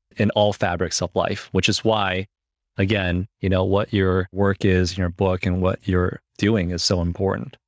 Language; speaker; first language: English; early bilingual, other home language; Chinese